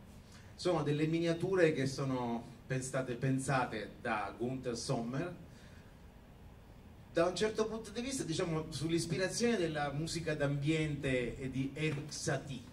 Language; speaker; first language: Italian; native; Italian